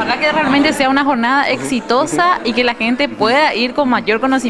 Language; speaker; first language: Spanish; native; Spanish